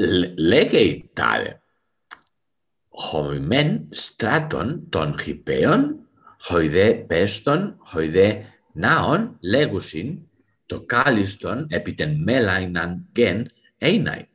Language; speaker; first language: Greek; non-native, learner; English